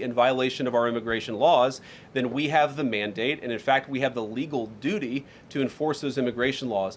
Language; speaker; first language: English; native; English